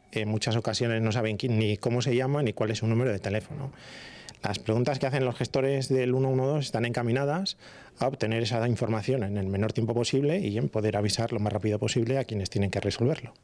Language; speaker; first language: Spanish; native; Spanish